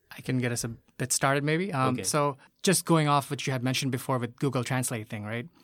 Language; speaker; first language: English; non-native, local second language; Bangla